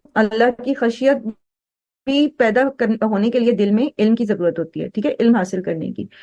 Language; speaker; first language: Urdu; native; Urdu